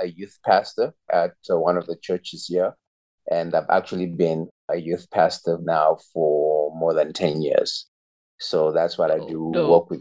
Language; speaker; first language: English; non-native, local second language; Shona